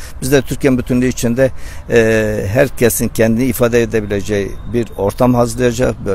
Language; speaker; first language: Turkish; non-native, local second language; Kurdish